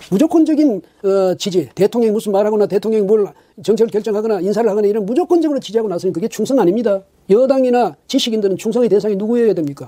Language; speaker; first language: Korean; native; Korean